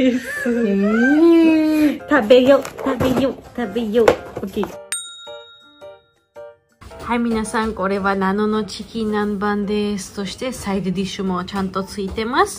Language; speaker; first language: Japanese; non-native, fluent; Georgian